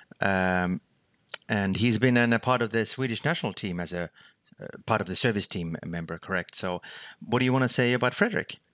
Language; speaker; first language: English; non-native, fluent; Finnish